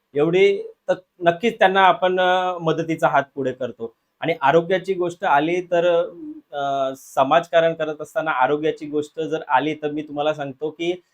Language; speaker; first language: Marathi; non-native, local second language; Hindi